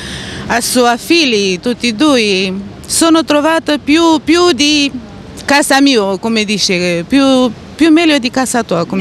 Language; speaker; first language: Italian; non-native, learner; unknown